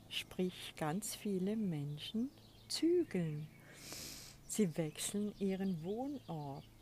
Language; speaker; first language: German; native; German